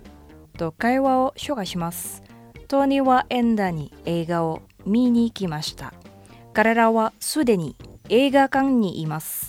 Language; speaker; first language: Japanese; non-native, fluent; Indonesian